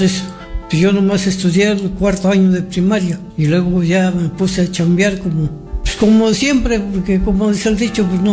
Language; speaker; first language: Spanish; native; Spanish